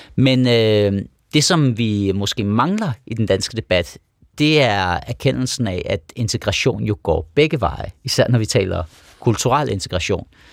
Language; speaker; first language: Danish; early bilingual, other home language; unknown